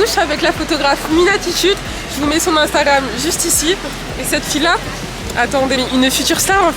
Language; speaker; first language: French; native; French